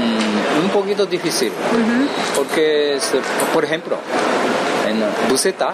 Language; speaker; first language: Spanish; non-native, learner; Japanese